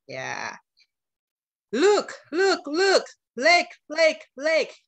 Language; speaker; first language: English; non-native, fluent; Indonesian